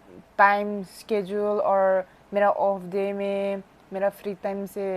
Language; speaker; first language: Hindi; non-native, local second language; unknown